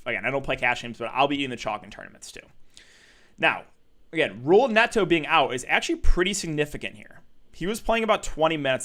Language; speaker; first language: English; native; English